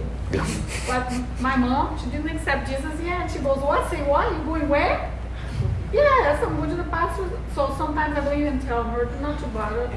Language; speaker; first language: English; non-native, fluent; Portuguese